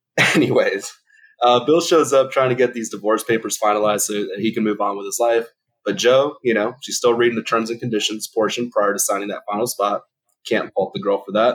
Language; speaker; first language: English; early bilingual, other home language; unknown